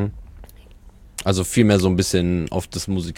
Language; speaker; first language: German; native; German